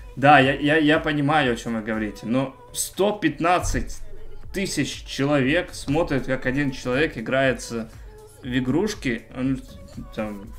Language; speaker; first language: Russian; non-native, local second language; Ukrainian